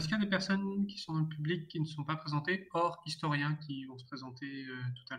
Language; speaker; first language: French; native; French